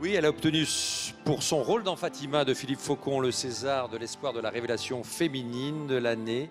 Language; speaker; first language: French; native; French